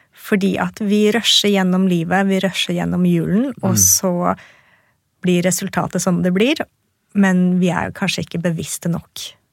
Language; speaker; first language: Norwegian; early bilingual, other home language; Persian